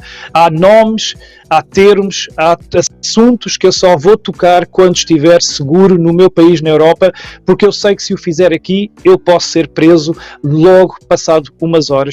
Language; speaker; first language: Portuguese; native; Portuguese